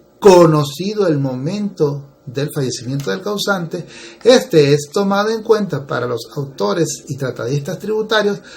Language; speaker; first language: Spanish; native; Spanish